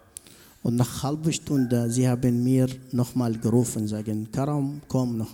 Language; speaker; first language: German; non-native, learner; Arabic